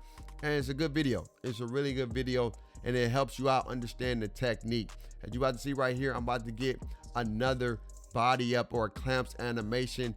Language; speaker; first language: English; native; English